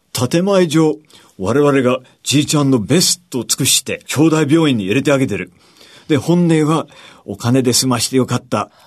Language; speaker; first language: Japanese; non-native, fluent; English